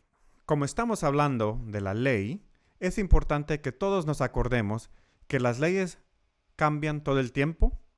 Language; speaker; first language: Spanish; early bilingual, heritage; English